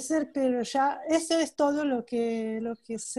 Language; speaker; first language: Spanish; non-native, fluent; Russian